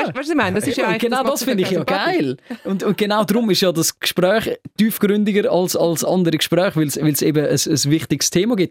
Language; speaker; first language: German; native; German